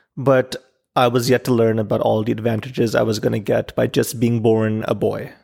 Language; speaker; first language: English; non-native, local second language; Urdu